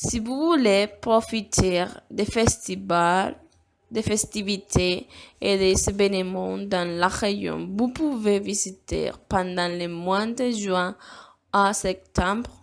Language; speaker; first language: French; non-native, learner; Spanish